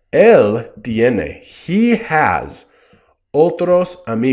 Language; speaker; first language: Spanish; non-native, fluent; English